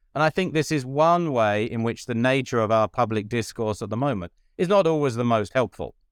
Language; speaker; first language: English; native; English